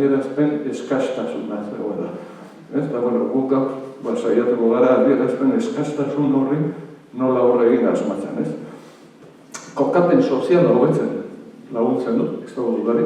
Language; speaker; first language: Basque; native; Basque